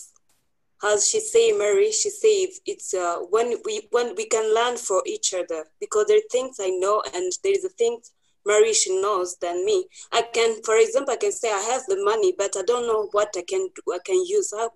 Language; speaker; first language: English; non-native, local second language; Kinyarwanda